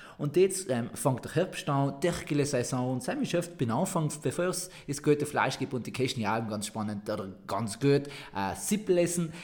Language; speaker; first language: German; native; German